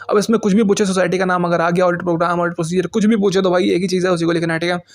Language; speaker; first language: Hindi; native; Hindi